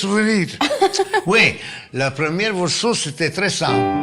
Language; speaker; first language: French; non-native, fluent; Italian